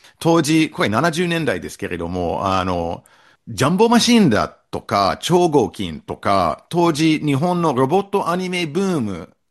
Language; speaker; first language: Japanese; non-native, fluent; English